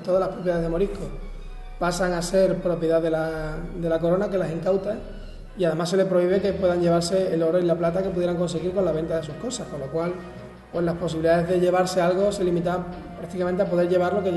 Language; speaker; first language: Spanish; native; Spanish